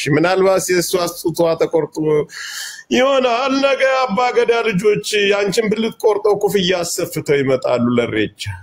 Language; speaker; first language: Amharic; native; Amharic